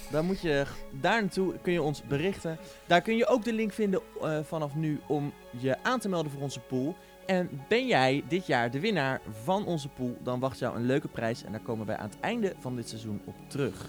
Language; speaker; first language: Dutch; native; Dutch